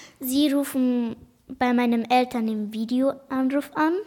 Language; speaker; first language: German; early bilingual, other home language; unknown